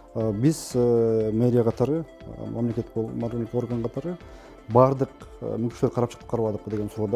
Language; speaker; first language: Kyrgyz; native; Kyrgyz